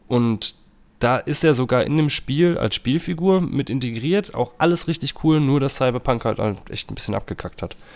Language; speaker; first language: German; native; German